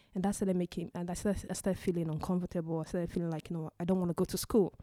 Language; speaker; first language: English; non-native, local second language; Igbo